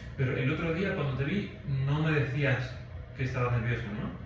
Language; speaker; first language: Spanish; native; Spanish